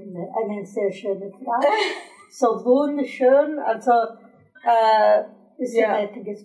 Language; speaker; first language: German; non-native, fluent; Italian